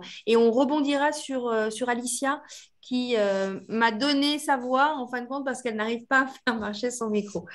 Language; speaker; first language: French; native; French